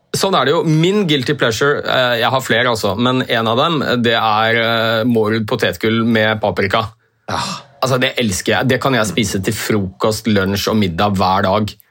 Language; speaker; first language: Norwegian; native; Norwegian